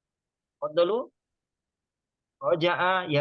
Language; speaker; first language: Arabic; non-native, fluent; Indonesian